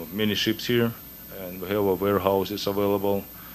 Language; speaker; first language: English; non-native, fluent; Russian